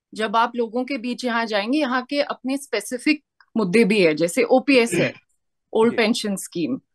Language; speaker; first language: Hindi; native; Hindi